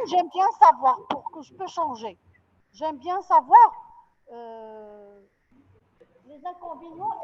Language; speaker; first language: French; non-native, local second language; Arabic